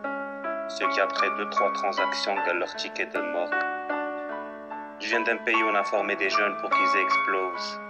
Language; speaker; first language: French; non-native, local second language; Arabic